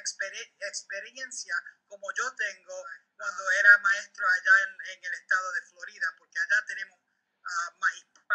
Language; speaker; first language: Spanish; early bilingual, heritage; Spanish